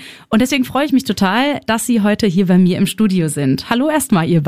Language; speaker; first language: German; native; German